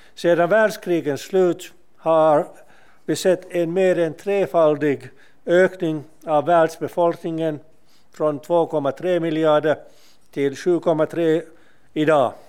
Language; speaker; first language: Swedish; non-native, local second language; Finnish